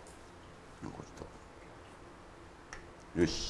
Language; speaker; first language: Japanese; native; Japanese